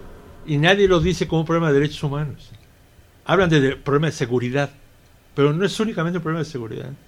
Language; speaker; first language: Spanish; native; Spanish